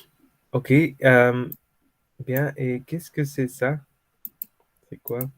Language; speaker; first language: French; non-native, fluent; Spanish